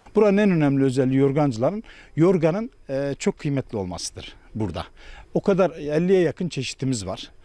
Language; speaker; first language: Turkish; native; Turkish